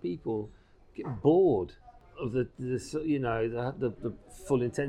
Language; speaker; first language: English; native; English